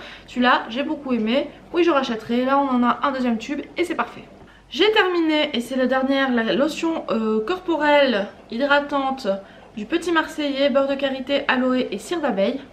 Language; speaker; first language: French; native; French